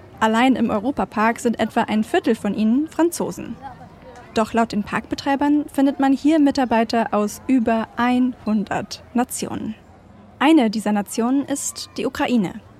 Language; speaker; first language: German; native; German